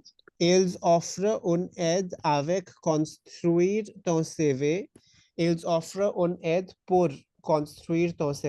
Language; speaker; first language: French; non-native, fluent; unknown